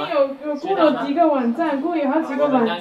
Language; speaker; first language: Chinese; native; Chinese